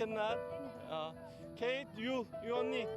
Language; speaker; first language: English; non-native, learner; Korean